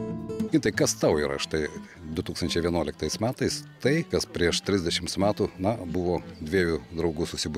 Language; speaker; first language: Lithuanian; native; Lithuanian